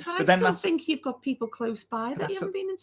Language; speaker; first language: English; native; English